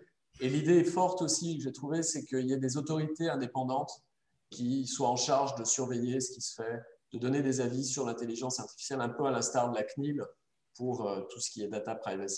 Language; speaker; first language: French; native; French